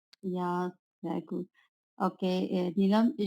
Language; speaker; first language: German; non-native, learner; Urdu